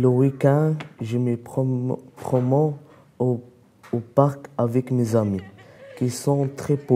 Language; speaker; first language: French; non-native, learner; Arabic